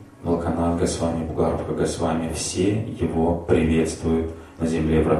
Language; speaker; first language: Russian; native; Russian